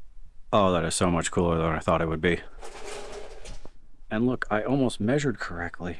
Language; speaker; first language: English; native; English